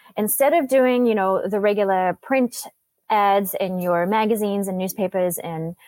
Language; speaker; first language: English; native; English